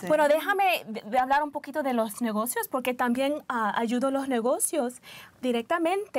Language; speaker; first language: Spanish; early bilingual, heritage; Spanish